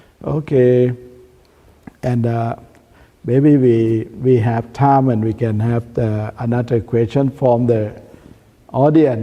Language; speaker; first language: English; non-native, learner; Thai